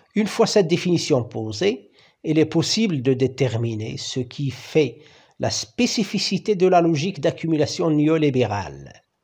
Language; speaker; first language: French; non-native, local second language; Arabic